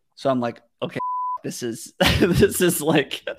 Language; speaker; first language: English; early bilingual, other home language; Russian